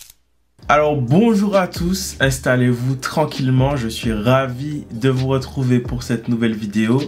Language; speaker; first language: French; native; French